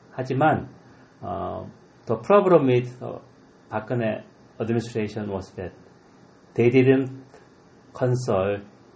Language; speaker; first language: English; non-native, fluent; Korean